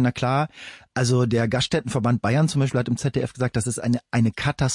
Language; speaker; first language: German; native; German